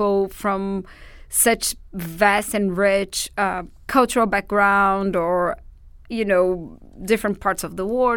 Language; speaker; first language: English; non-native, fluent; Portuguese